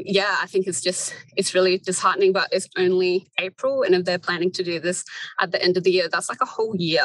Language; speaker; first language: English; native; English